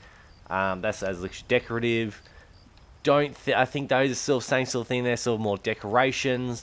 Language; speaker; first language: English; native; English